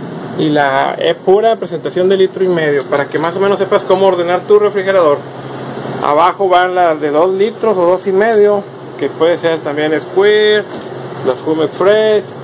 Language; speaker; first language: Spanish; native; Spanish